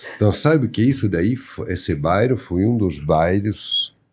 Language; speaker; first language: Portuguese; non-native, fluent; French